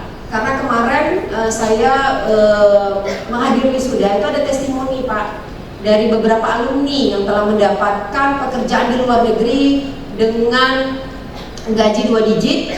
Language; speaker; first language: Indonesian; native; Indonesian